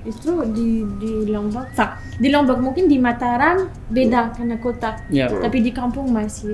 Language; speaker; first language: Indonesian; non-native, learner; French